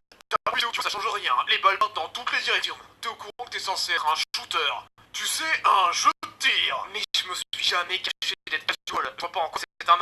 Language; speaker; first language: French; native; French